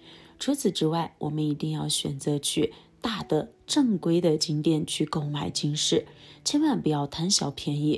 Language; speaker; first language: Chinese; native; Chinese